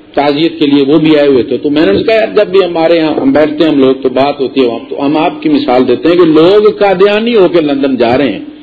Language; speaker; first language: Urdu; non-native, local second language; Punjabi